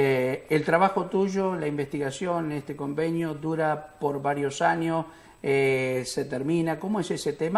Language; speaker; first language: Spanish; native; Spanish